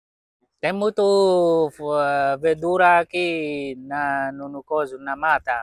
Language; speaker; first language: Portuguese; non-native, learner; Vietnamese